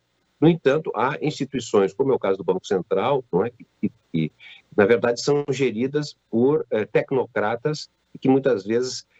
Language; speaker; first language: Portuguese; native; Portuguese